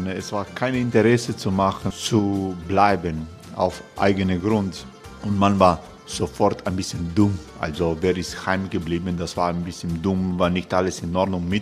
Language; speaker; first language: German; non-native, learner; Croatian